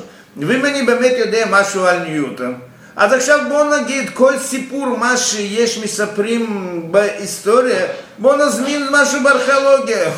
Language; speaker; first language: Hebrew; non-native, fluent; Russian